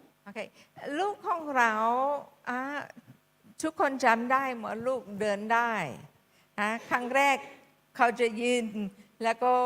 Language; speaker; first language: Thai; non-native, fluent; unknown